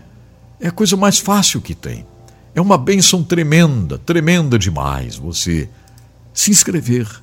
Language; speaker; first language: Portuguese; native; Portuguese